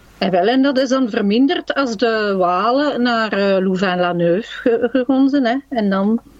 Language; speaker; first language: Dutch; native; Dutch